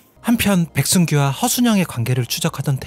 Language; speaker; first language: Korean; native; Korean